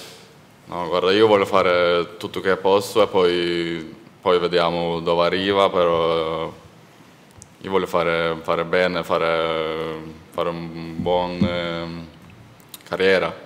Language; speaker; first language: Italian; non-native, learner; Norwegian